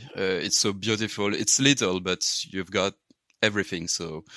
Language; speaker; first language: English; non-native, learner; French